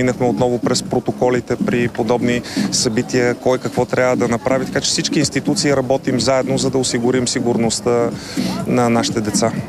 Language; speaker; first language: Bulgarian; native; Bulgarian